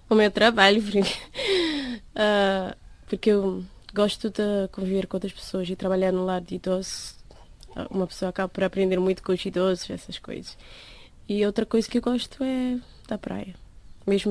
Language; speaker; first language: Portuguese; non-native, local second language; Kabuverdianu